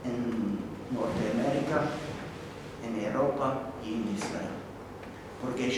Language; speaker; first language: Spanish; non-native, fluent; English